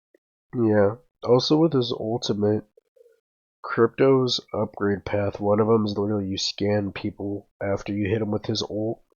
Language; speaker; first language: English; native; English